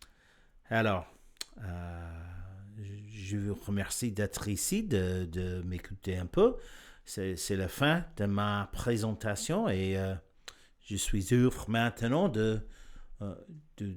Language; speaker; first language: French; non-native, learner; English